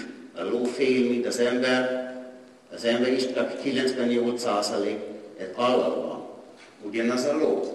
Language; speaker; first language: Hungarian; non-native, learner; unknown